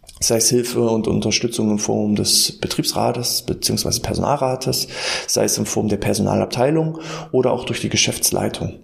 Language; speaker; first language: German; native; German